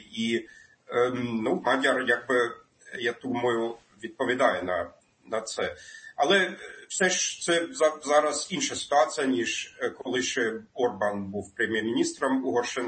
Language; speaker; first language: Ukrainian; non-native, fluent; German